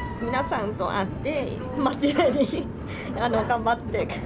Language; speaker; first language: Japanese; non-native, learner; Thai